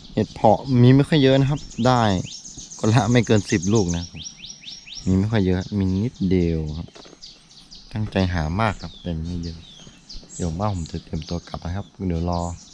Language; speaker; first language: Thai; non-native, local second language; Karen languages